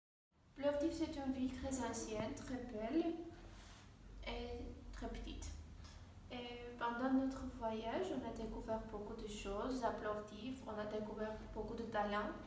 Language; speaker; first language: French; non-native, fluent; Armenian